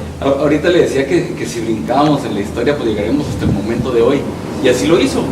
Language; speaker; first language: Spanish; native; Spanish